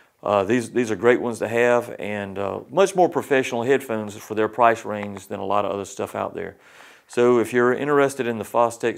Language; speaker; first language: English; native; English